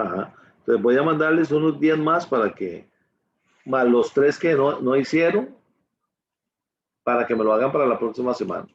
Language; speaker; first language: Spanish; native; Spanish